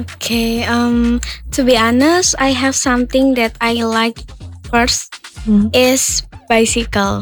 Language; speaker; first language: English; non-native, learner; Indonesian